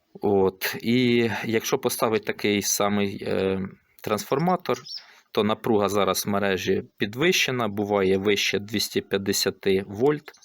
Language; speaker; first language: Ukrainian; native; Ukrainian